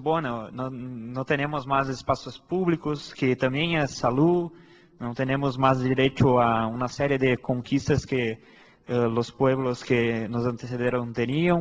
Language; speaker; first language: Spanish; non-native, fluent; Portuguese